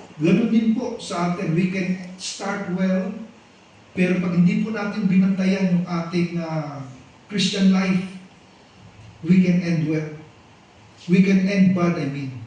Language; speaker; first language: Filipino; non-native, local second language; Cebuano